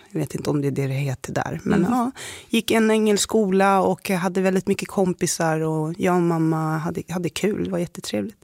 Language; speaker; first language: Swedish; early bilingual, other home language; Somali